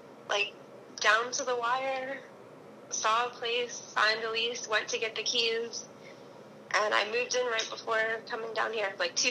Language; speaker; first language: English; native; English